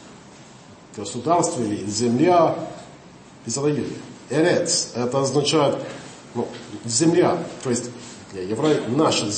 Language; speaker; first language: Russian; non-native, learner; English